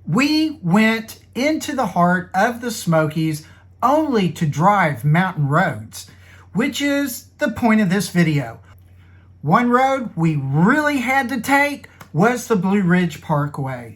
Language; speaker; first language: English; native; English